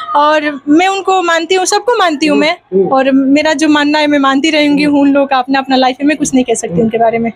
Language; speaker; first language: Hindi; non-native, local second language; Bhojpuri